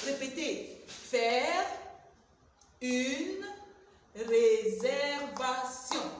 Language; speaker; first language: French; non-native, fluent; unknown